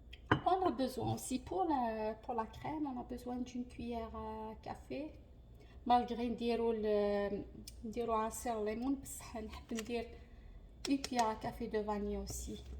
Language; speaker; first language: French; non-native, local second language; Arabic